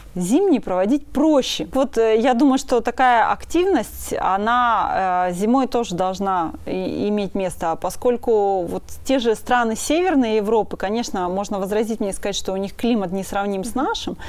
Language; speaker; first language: Russian; native; Russian